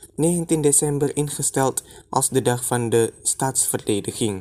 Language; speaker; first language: Dutch; non-native, fluent; Indonesian